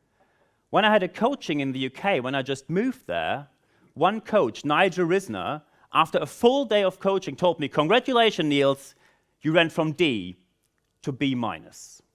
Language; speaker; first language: English; non-native, fluent; German